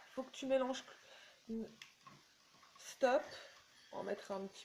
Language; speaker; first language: French; native; French